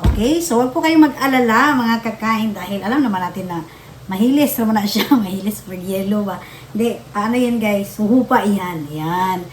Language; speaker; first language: Filipino; non-native, local second language; Hiligaynon